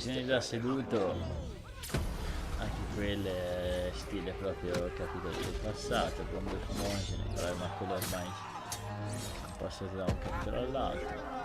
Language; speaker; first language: Italian; native; Italian